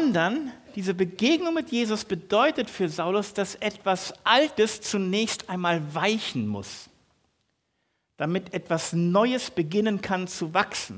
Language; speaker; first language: German; native; German